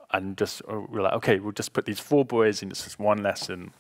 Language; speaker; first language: English; native; English